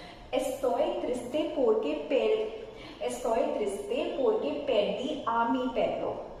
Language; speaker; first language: Spanish; non-native, fluent; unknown